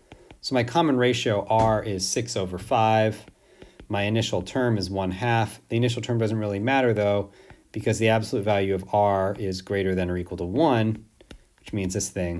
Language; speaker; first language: English; native; English